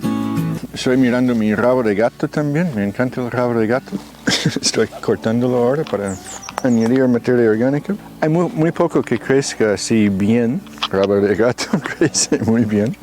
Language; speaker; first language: Spanish; non-native, fluent; English